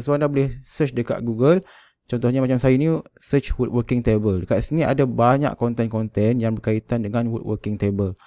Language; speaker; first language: Malay; native; Malay